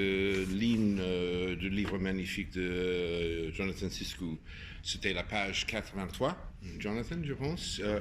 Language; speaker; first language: French; non-native, fluent; English